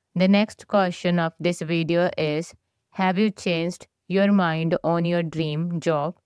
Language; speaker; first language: Hindi; native; Hindi